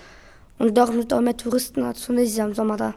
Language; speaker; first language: German; early bilingual, other home language; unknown